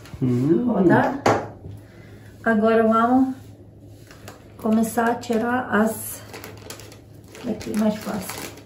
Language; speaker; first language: Portuguese; non-native, learner; Ukrainian